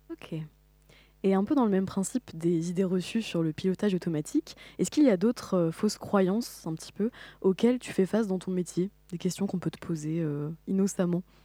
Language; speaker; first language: French; native; French